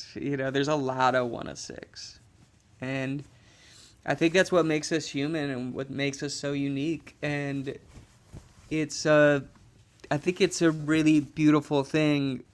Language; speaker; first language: English; native; English